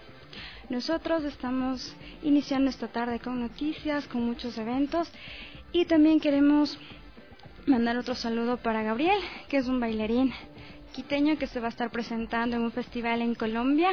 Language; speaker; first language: Spanish; native; Spanish